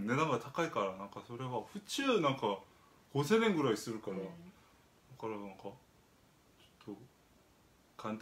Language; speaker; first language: Japanese; non-native, fluent; Korean